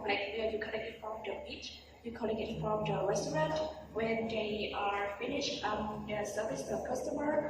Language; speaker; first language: English; non-native, learner; Vietnamese